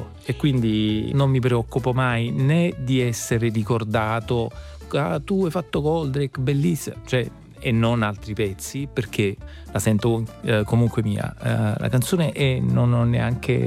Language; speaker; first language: Italian; native; Italian